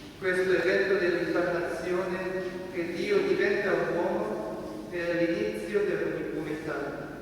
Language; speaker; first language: Italian; non-native, fluent; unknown